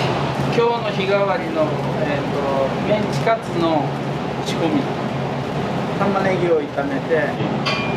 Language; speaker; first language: Japanese; native; Japanese